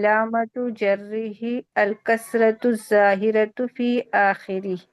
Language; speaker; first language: Arabic; non-native, learner; Urdu